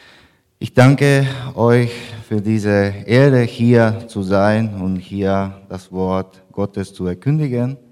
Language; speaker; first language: German; non-native, fluent; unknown